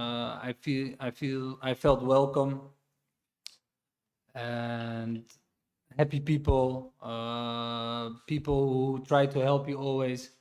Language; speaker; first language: English; non-native, fluent; Dutch